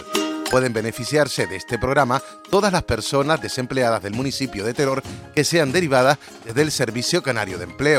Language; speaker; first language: Spanish; native; Spanish